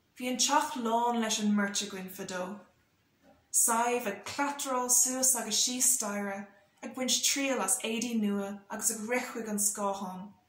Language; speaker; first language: Irish; non-native, local second language; English